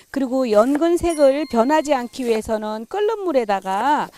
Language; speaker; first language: Korean; native; Korean